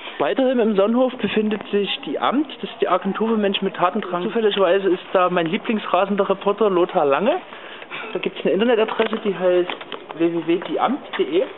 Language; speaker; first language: German; native; German